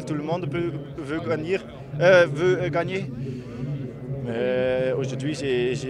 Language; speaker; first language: French; non-native, local second language; Dutch